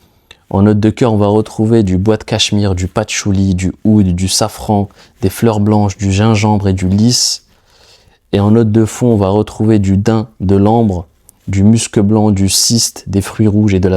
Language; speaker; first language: French; native; French